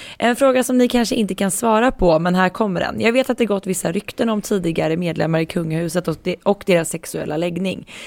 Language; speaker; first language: Swedish; native; Swedish